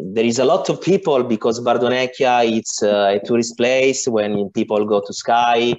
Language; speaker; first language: English; non-native, learner; Italian